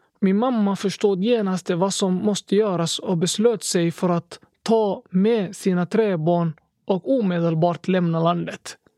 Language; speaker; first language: Swedish; early bilingual, other home language; Somali